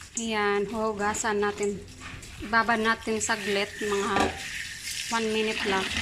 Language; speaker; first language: Filipino; non-native, local second language; Cebuano